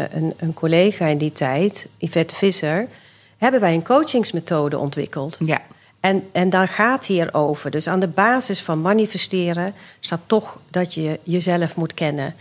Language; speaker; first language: Dutch; early bilingual, other home language; Swedish